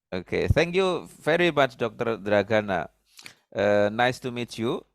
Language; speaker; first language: English; non-native, learner; Indonesian